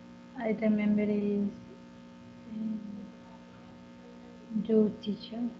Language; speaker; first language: English; non-native, learner; Spanish